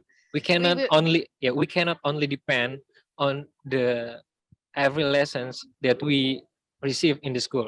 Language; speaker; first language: English; non-native, learner; Indonesian